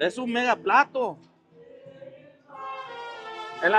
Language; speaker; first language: Spanish; native; Spanish